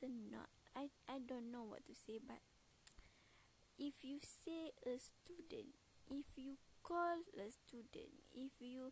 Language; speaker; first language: English; non-native, learner; Malay